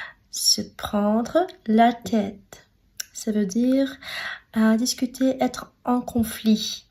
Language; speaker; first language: French; non-native, fluent; Russian